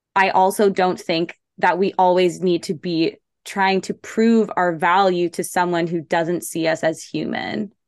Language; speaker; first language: English; native; English